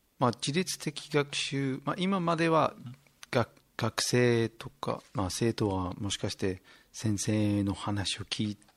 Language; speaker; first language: Japanese; non-native, fluent; English